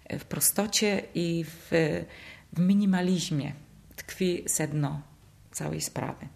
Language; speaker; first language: Polish; early bilingual, heritage; Polish